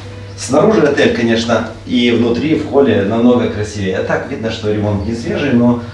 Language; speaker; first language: Russian; native; Russian